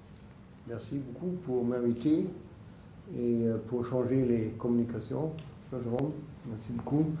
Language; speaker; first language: French; non-native, learner; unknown